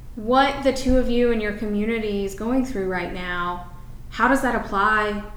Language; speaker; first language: English; native; English